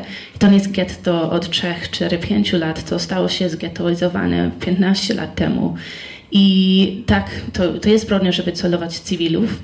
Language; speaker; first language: Polish; non-native, fluent; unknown